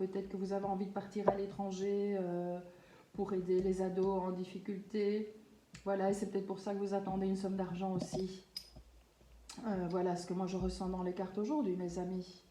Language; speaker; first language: French; native; French